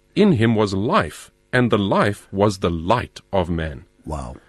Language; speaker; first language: English; native; English